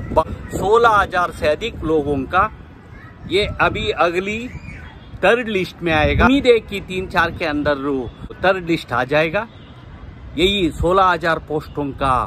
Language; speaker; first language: Hindi; non-native, local second language; Kannada